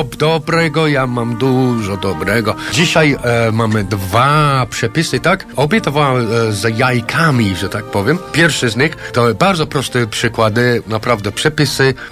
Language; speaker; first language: Polish; non-native, fluent; English